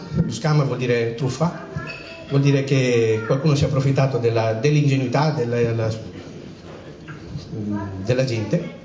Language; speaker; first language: Italian; native; Italian